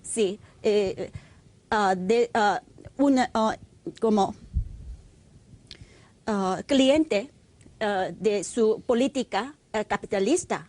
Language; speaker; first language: Spanish; non-native, fluent; Korean